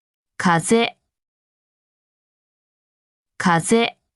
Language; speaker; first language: Japanese; native; Japanese